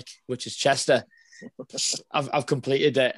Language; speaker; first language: English; native; English